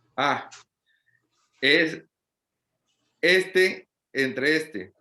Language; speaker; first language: Spanish; native; Spanish